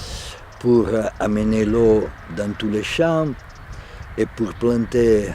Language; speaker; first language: French; non-native, fluent; Italian